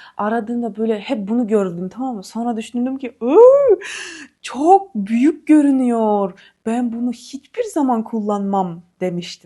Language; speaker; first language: Turkish; non-native, fluent; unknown